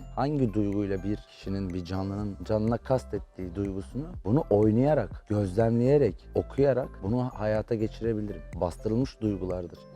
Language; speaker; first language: Turkish; native; Turkish